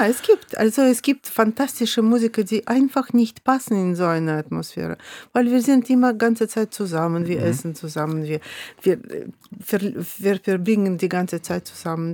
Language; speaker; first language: German; non-native, fluent; Russian